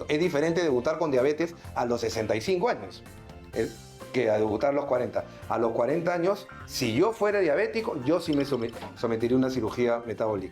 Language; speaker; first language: Spanish; native; Spanish